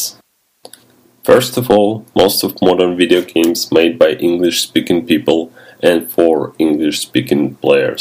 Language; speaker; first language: English; non-native, fluent; Russian